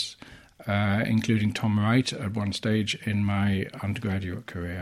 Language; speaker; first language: English; native; English